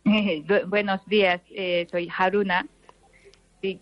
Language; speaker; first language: Spanish; non-native, fluent; Japanese